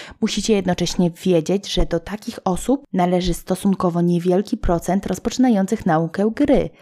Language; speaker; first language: Polish; native; Polish